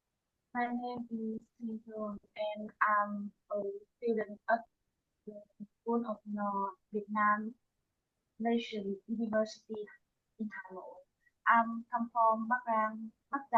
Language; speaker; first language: English; non-native, learner; Vietnamese